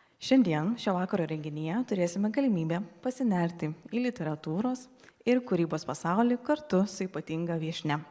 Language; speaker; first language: Lithuanian; native; Lithuanian